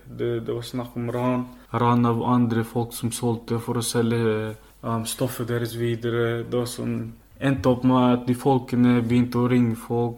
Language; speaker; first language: Norwegian; early bilingual, other home language; Filipino